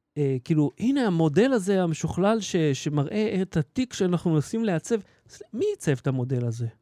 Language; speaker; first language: Hebrew; native; Hebrew